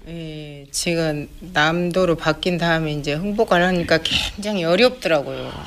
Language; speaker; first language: Korean; native; Korean